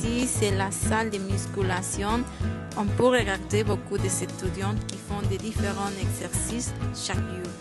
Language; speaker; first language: French; non-native, learner; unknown